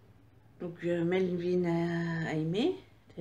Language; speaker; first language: French; native; French